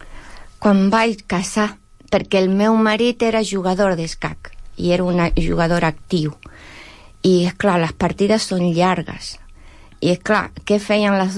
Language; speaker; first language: Catalan; non-native, learner; Spanish